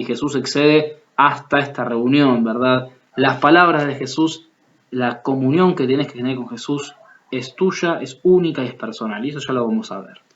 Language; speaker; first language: Spanish; native; Spanish